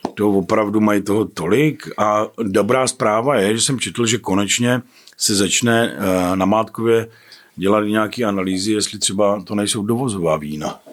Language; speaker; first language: Czech; native; Czech